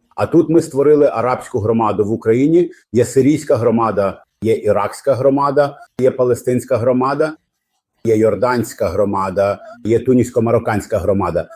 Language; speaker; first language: Ukrainian; non-native, fluent; Arabic